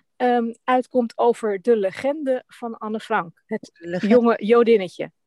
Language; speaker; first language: Dutch; native; Dutch